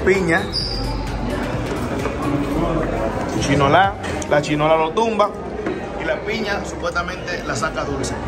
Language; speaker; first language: Spanish; native; Spanish